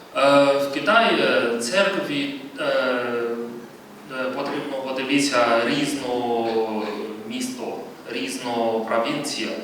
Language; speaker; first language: Ukrainian; non-native, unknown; Chinese